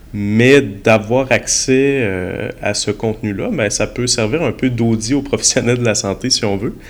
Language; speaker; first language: French; native; French